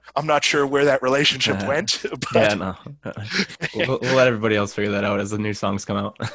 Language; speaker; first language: English; native; English